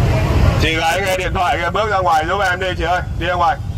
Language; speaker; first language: Vietnamese; native; Vietnamese